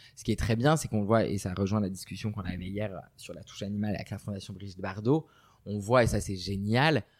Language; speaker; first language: French; native; French